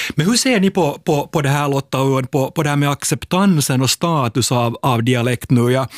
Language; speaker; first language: Swedish; native; Swedish